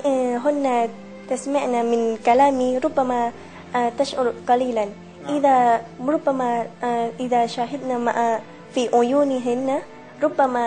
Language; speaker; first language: Arabic; non-native, learner; Malay